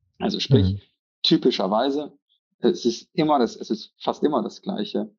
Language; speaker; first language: German; native; German